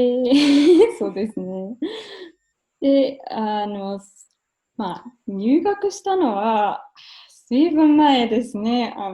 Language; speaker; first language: Japanese; non-native, fluent; German